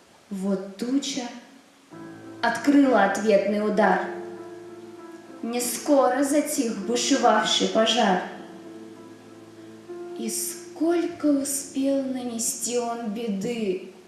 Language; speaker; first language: Russian; native; Russian